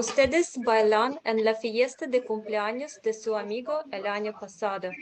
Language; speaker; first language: Spanish; non-native, learner; English